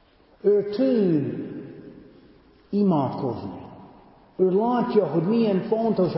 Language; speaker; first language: Hungarian; non-native, fluent; English